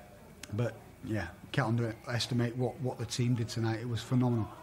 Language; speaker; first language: English; native; English